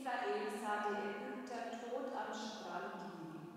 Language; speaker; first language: German; native; German